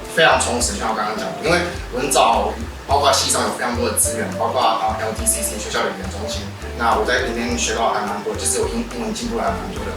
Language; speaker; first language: Chinese; native; Chinese